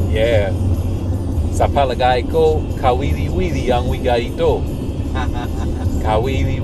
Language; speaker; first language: Filipino; non-native, learner; English